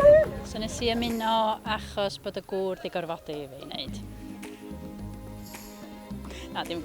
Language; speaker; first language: Welsh; native; Welsh